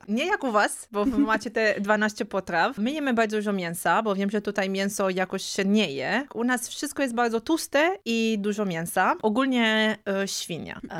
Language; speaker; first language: Polish; non-native, fluent; Romanian